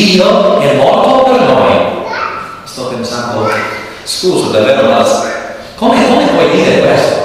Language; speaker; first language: Italian; non-native, learner; English